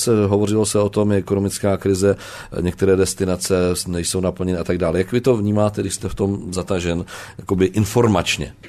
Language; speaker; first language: Czech; native; Czech